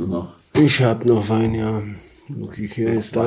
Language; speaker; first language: German; non-native, learner; Polish